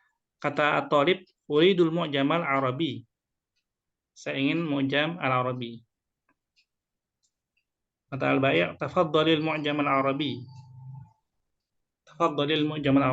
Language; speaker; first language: Arabic; non-native, fluent; Indonesian